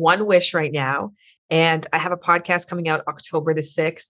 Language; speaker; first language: English; native; English